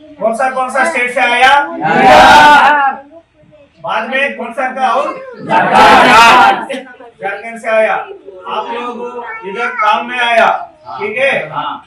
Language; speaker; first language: Hindi; non-native, local second language; Telugu